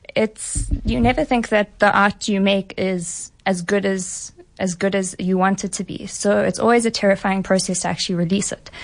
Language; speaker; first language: English; native; English